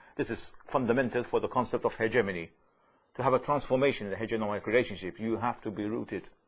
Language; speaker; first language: English; non-native, fluent; Maltese